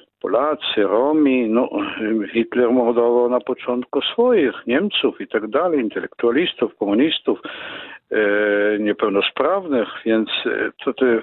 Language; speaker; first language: Polish; non-native, fluent; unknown